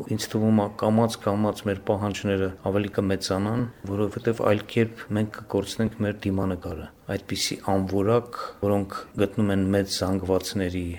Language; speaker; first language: Armenian; native; Armenian